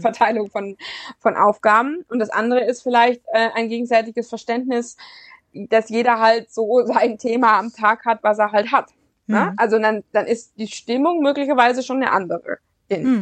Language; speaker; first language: German; native; German